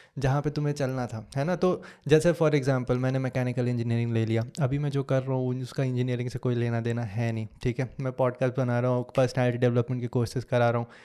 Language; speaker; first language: Hindi; native; Hindi